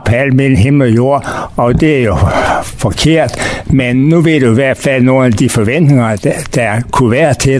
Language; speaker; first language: Danish; native; Danish